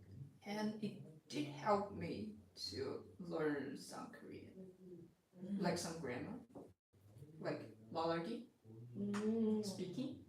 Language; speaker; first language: English; non-native, fluent; Chinese